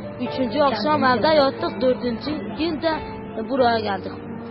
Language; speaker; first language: Turkish; non-native, local second language; Kurdish